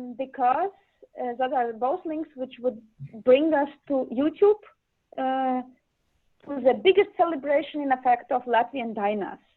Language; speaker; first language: English; non-native, learner; Latvian